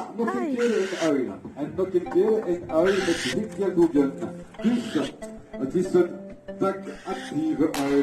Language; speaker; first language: Dutch; non-native, local second language; French